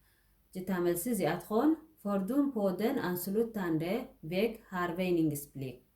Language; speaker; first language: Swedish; non-native, learner; Tigrinya